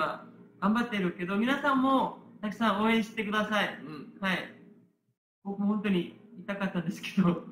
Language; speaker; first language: Japanese; non-native, learner; Korean